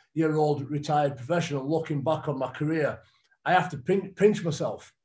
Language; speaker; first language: English; native; English